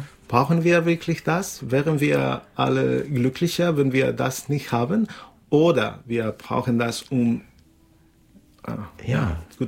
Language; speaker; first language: German; non-native, learner; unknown